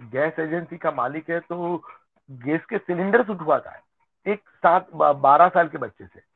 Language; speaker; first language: Hindi; non-native, local second language; Gujarati